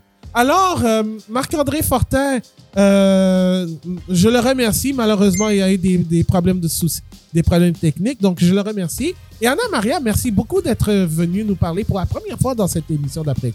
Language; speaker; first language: French; native; French